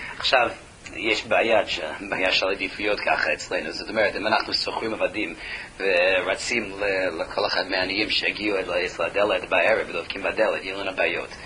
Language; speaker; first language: Hebrew; non-native, fluent; English